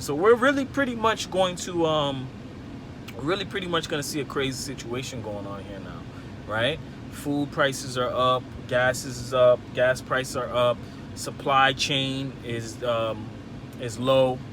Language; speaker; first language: English; native; English